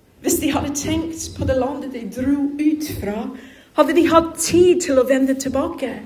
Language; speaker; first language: Norwegian; non-native, fluent; English